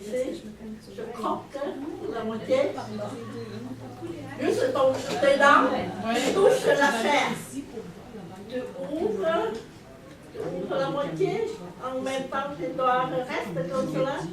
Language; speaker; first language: French; non-native, learner; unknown